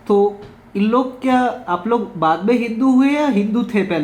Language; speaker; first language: Hindi; non-native, fluent; Bangla